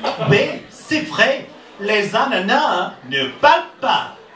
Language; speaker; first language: French; non-native, local second language; English